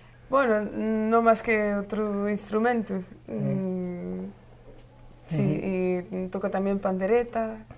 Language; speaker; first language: Spanish; non-native, learner; French